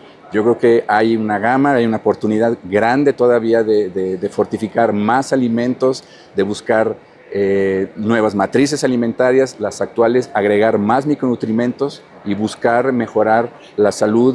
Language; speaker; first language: Spanish; native; Spanish